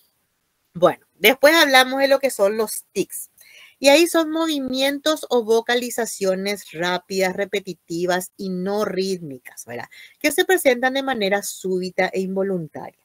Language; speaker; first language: Spanish; native; Spanish